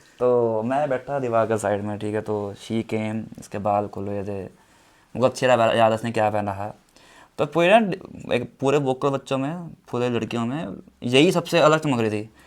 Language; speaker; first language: Hindi; native; Hindi